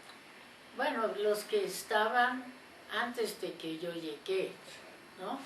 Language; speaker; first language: Spanish; non-native, fluent; German